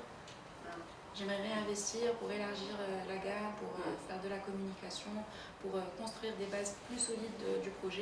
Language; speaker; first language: French; native; French